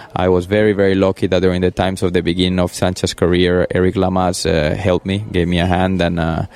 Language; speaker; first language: English; early bilingual, other home language; Spanish